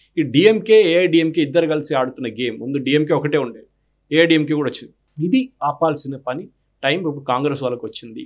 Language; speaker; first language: Telugu; non-native, fluent; Malayalam